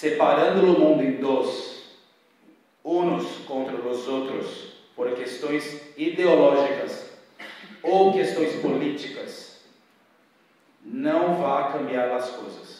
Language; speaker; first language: Spanish; non-native, fluent; Portuguese